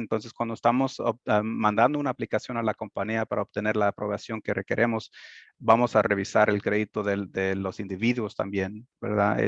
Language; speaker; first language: Spanish; early bilingual, heritage; Spanish